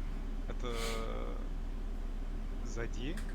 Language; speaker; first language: Russian; non-native, learner; English